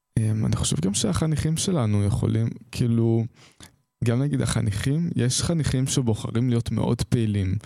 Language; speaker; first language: Hebrew; native; Hebrew